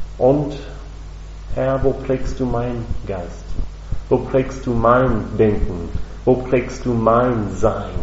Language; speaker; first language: German; non-native, fluent; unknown